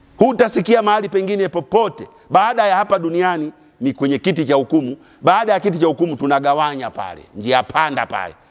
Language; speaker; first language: Swahili; native; Swahili